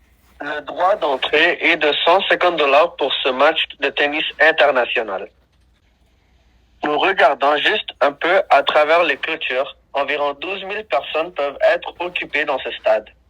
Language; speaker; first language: French; non-native, learner; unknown